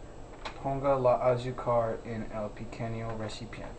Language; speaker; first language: Spanish; non-native, learner; English